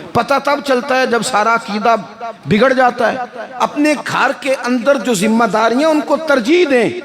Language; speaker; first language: Urdu; non-native, local second language; Punjabi